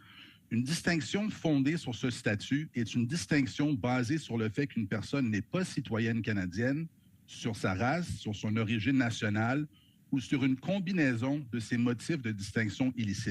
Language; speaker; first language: French; native; French